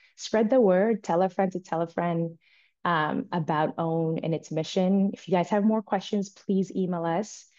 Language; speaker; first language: English; native; English